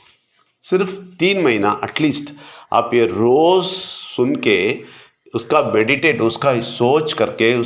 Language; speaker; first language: Hindi; non-native, local second language; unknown